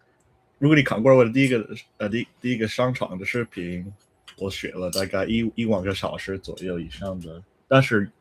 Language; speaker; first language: Chinese; non-native, fluent; English